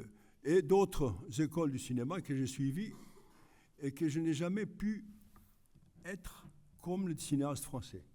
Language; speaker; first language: French; non-native, fluent; Greek